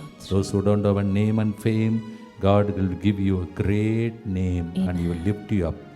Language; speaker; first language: English; non-native, local second language; Telugu